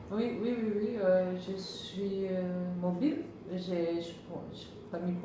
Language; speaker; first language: French; non-native, learner; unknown